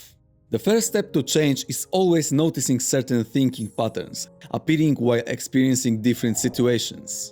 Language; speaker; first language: English; non-native, fluent; Polish